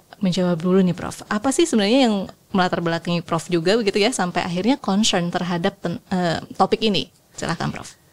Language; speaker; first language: Indonesian; native; Indonesian